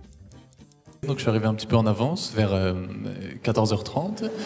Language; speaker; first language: French; native; French